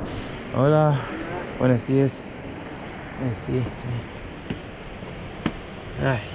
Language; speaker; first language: Spanish; non-native, learner; English